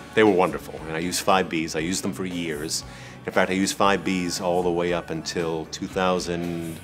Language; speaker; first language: English; native; English